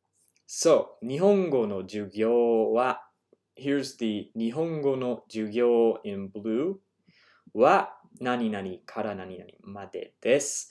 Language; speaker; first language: Japanese; non-native, fluent; English